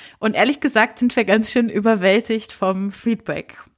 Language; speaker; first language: German; native; German